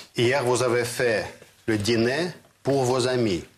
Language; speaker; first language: French; non-native, fluent; Russian